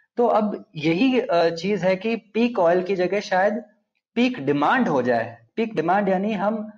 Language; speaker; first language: Hindi; non-native, local second language; Telugu